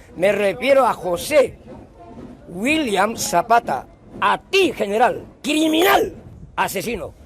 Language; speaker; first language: Spanish; non-native, local second language; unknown